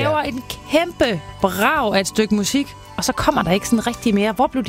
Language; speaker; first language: Danish; native; Danish